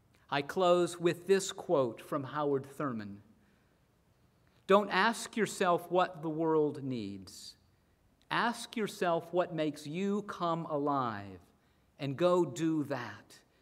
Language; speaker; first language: English; native; English